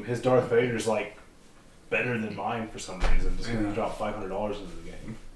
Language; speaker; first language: English; native; English